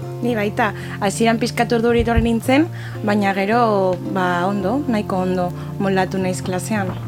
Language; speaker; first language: Basque; non-native, local second language; French